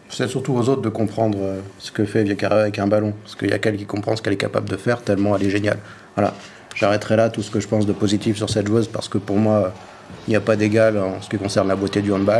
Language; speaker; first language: French; native; French